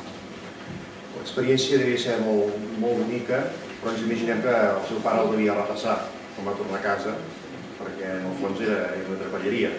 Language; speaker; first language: Catalan; native; Catalan